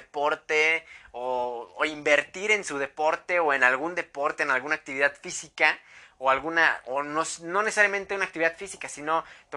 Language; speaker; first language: Spanish; native; Spanish